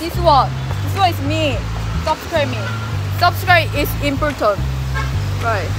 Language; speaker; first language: English; non-native, learner; Korean